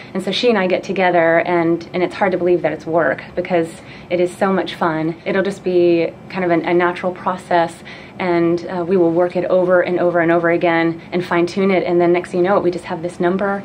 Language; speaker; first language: English; native; English